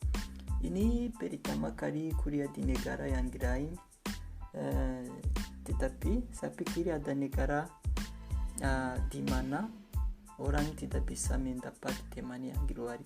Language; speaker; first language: Indonesian; non-native, fluent; Kinyarwanda